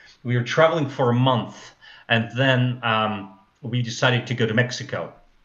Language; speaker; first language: English; non-native, fluent; Russian